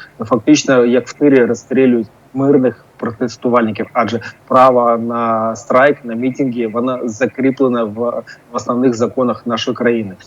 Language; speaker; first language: Ukrainian; non-native, local second language; Russian